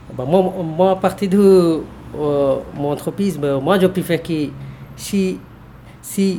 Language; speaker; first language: French; non-native, learner; Bangla